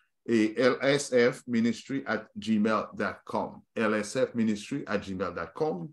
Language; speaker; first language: French; native; French